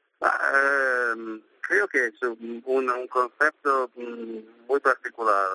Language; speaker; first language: Spanish; non-native, learner; Italian